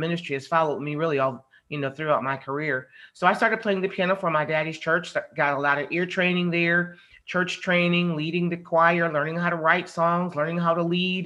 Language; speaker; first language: English; native; English